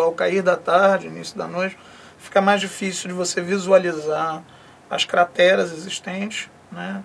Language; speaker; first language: Portuguese; native; Portuguese